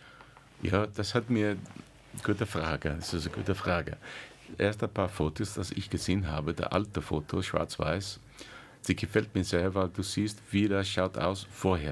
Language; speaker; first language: German; non-native, learner; English